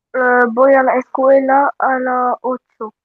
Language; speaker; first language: Spanish; non-native, learner; Arabic